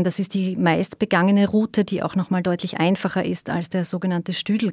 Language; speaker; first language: German; native; German